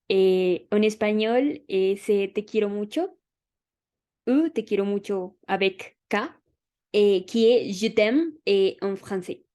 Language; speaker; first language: French; non-native, learner; Spanish